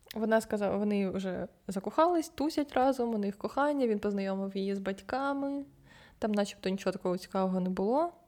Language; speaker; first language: Ukrainian; non-native, local second language; Russian